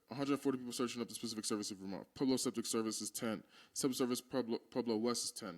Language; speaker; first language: English; native; English